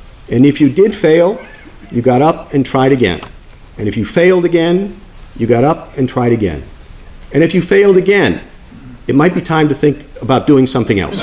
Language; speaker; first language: English; native; English